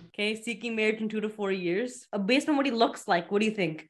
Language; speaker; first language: English; early bilingual, other home language; Punjabi